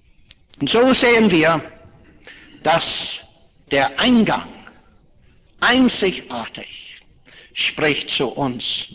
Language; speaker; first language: German; non-native, fluent; English